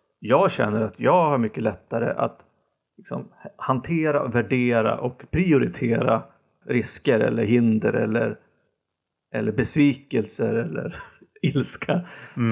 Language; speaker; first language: Swedish; native; Swedish